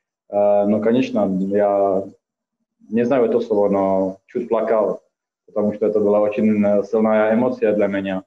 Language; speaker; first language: Russian; non-native, fluent; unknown